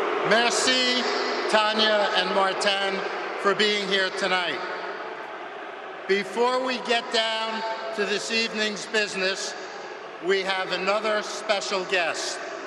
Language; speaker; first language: English; native; English